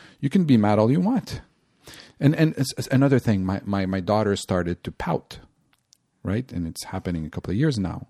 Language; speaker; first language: English; non-native, local second language; French